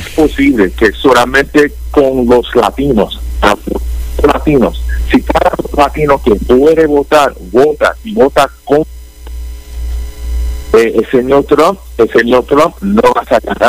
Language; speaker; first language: Spanish; early bilingual, heritage; Spanish